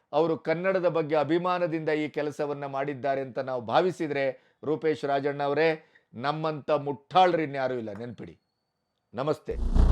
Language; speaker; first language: Kannada; native; Kannada